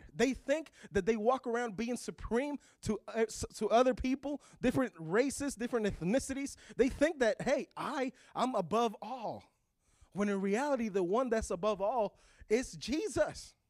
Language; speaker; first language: English; early bilingual, other home language; Spanish